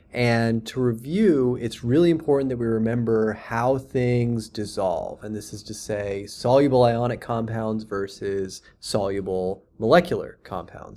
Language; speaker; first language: English; native; English